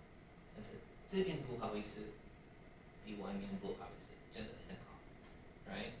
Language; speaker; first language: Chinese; non-native, learner; English